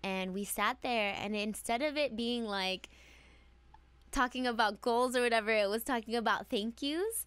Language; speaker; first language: English; early bilingual, other home language; Spanish